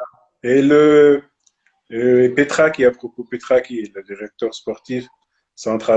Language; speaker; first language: French; non-native, local second language; Arabic